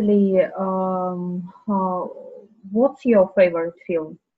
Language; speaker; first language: English; non-native, learner; Russian